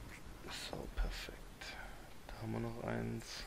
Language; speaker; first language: German; native; German